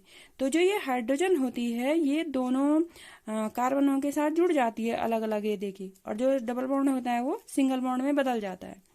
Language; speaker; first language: Hindi; native; Hindi